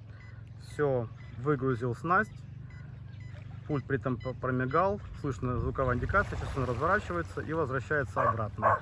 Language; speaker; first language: Russian; native; Russian